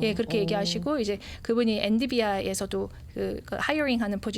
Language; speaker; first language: Korean; native; Korean